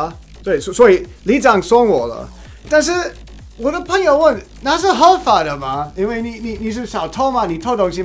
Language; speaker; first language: Chinese; non-native, learner; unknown